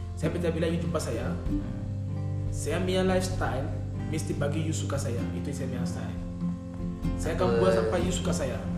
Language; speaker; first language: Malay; non-native, learner; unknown